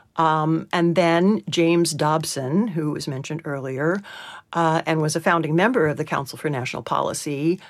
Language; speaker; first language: English; native; English